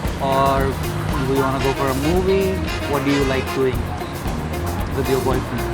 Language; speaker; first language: English; non-native, local second language; Hindi